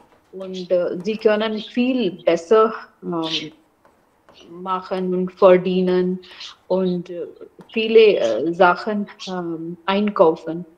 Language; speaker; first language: German; non-native, learner; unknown